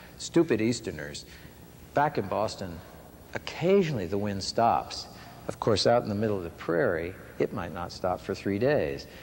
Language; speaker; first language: English; native; English